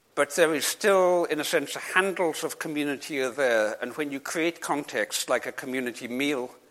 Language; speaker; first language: English; native; English